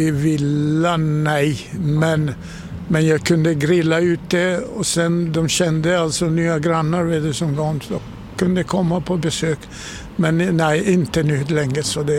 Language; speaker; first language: Swedish; non-native, fluent; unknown